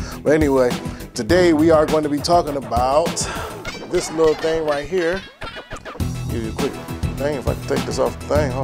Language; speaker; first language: English; native; English